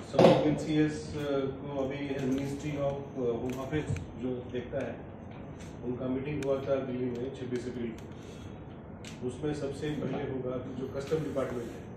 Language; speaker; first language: Hindi; non-native, local second language; Bangla